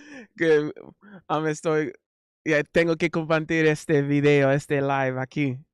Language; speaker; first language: Spanish; non-native, learner; English